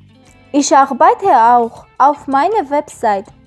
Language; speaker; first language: German; non-native, learner; Armenian